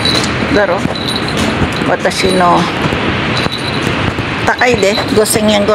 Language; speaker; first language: Japanese; non-native, learner; Filipino